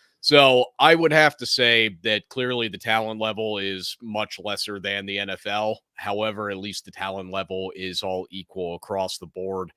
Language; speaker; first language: English; native; English